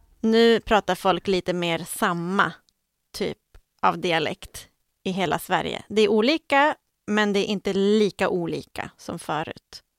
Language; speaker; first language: Swedish; native; Swedish